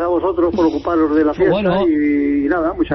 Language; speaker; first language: Spanish; native; Spanish